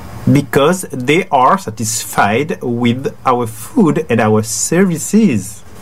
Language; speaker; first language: English; non-native, fluent; French